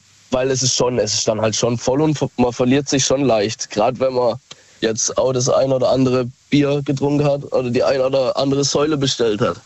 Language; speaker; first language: German; native; German